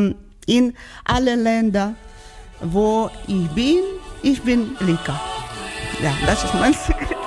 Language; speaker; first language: German; non-native, learner; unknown